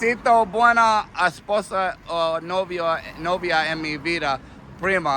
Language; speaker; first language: Spanish; non-native, learner; English